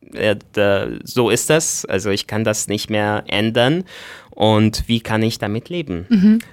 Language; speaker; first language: German; non-native, fluent; Arabic